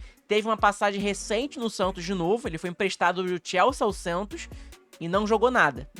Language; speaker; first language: Portuguese; native; Portuguese